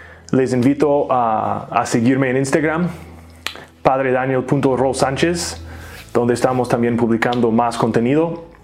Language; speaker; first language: Spanish; native; Spanish